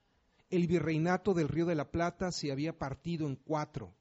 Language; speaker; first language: Spanish; native; Spanish